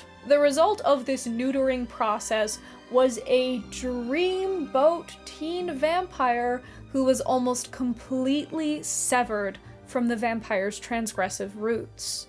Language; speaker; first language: English; native; English